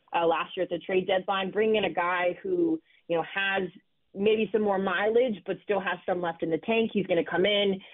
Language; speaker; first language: English; native; English